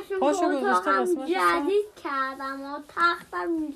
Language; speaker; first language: Persian; early bilingual, heritage; Persian